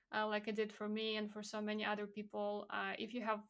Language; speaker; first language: English; non-native, fluent; Belarusian